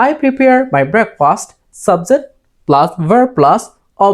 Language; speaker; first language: English; non-native, fluent; Bangla